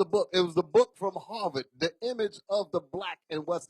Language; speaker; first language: English; native; English